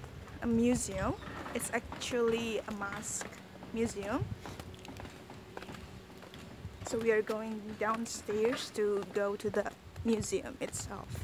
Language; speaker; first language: English; non-native, learner; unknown